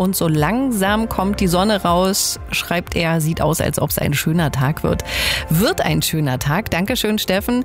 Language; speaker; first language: German; native; German